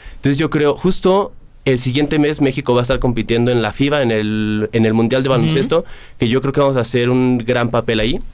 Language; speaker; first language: Spanish; native; Spanish